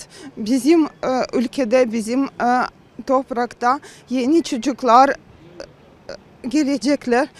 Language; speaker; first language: Turkish; non-native, learner; Ukrainian